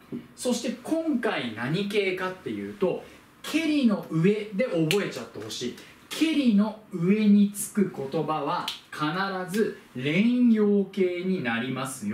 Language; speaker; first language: Japanese; native; Japanese